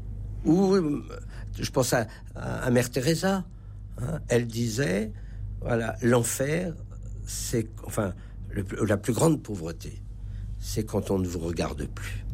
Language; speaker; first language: French; native; French